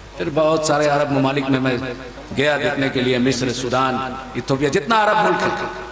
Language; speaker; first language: Hindi; non-native, fluent; Chinese